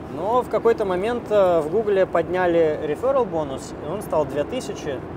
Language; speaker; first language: Russian; early bilingual, heritage; Russian